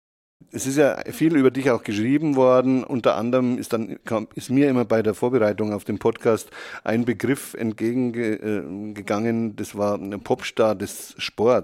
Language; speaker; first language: German; native; German